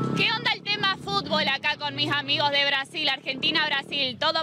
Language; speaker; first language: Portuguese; non-native, learner; Spanish